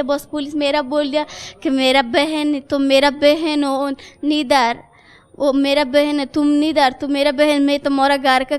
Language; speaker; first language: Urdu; non-native, learner; Persian